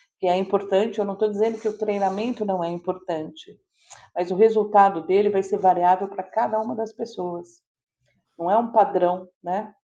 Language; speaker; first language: Portuguese; native; Portuguese